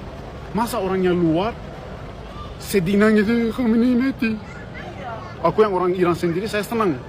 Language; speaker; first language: Indonesian; non-native, learner; Persian